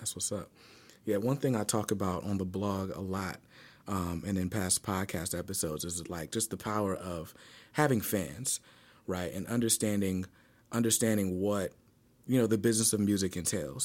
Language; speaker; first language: English; native; English